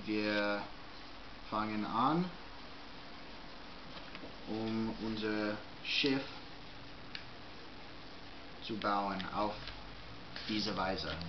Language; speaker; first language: German; non-native, learner; English